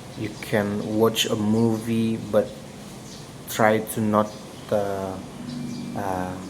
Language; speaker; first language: English; non-native, learner; Indonesian